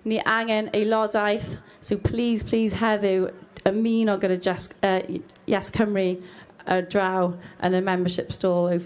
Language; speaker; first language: Welsh; non-native, learner; English